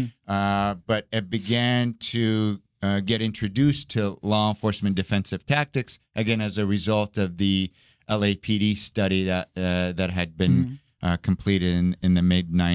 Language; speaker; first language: English; early bilingual, other home language; Arabic